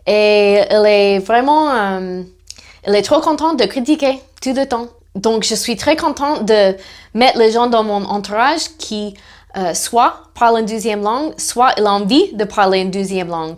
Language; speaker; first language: French; non-native, fluent; English